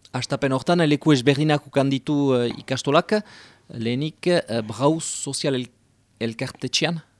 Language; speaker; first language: Basque; native; Basque